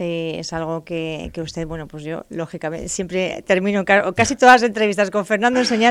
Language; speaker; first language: Spanish; native; Spanish